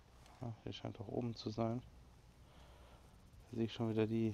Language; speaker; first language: German; native; German